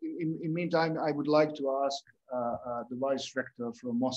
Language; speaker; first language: English; non-native, fluent; Croatian